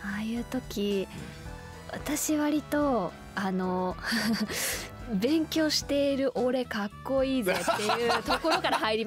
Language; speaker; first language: Japanese; native; Japanese